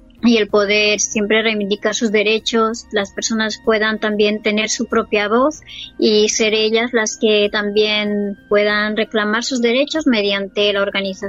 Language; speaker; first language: Spanish; native; Spanish